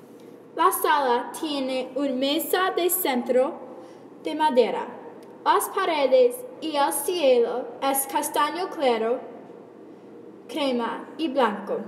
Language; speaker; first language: Spanish; non-native, learner; English